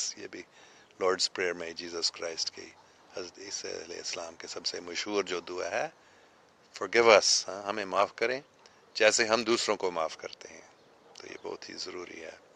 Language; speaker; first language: Hindi; non-native, fluent; English